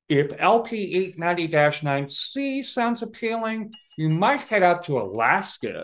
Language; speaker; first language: English; native; English